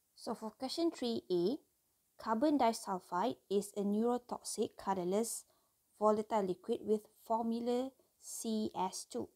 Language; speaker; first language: English; non-native, local second language; Malay